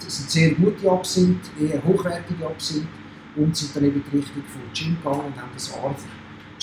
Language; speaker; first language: German; native; German